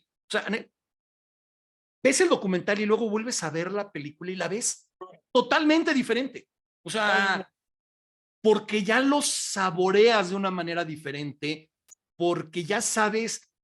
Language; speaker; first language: Spanish; native; Spanish